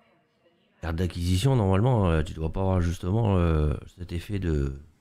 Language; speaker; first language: French; native; French